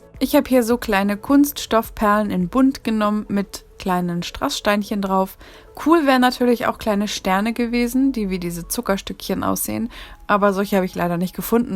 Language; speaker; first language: German; native; German